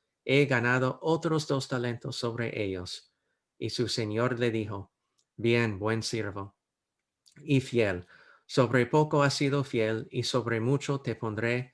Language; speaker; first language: Spanish; non-native, fluent; English